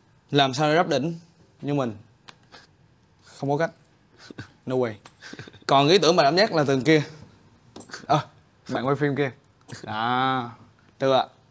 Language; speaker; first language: Vietnamese; native; Vietnamese